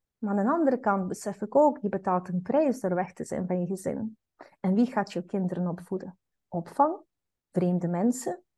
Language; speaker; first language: Dutch; non-native, fluent; Russian